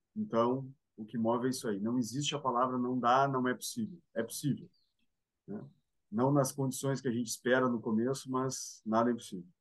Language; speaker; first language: Portuguese; native; Portuguese